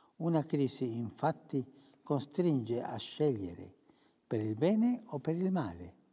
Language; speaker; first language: Italian; early bilingual, heritage; Spanish